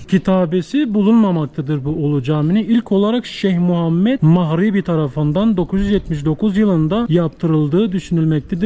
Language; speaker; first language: Turkish; native; Turkish